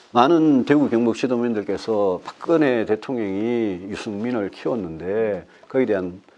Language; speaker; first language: Korean; native; Korean